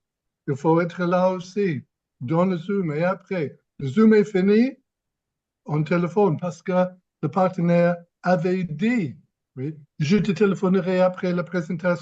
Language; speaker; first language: French; non-native, fluent; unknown